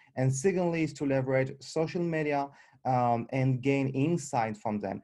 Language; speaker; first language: English; non-native, fluent; French